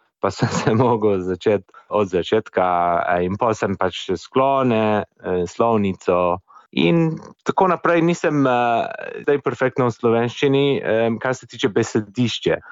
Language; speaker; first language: Slovenian; non-native, fluent; English